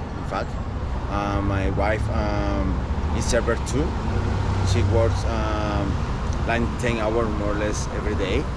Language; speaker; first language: English; non-native, learner; Spanish